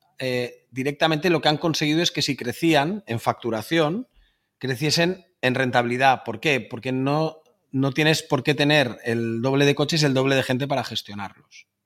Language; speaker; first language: Spanish; native; Spanish